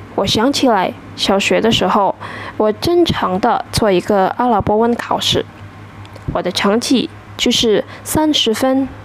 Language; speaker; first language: Chinese; non-native, fluent; Indonesian